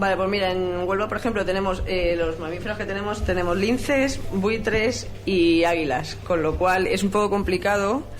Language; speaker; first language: Spanish; native; Spanish